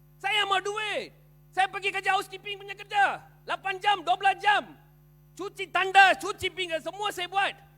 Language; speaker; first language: Malay; non-native, local second language; Tamil